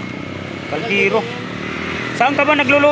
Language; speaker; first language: Filipino; non-native, local second language; Cebuano